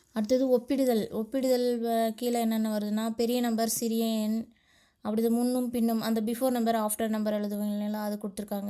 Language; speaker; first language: Tamil; native; Tamil